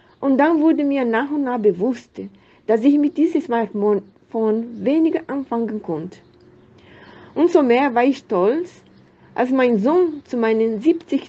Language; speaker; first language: German; non-native, fluent; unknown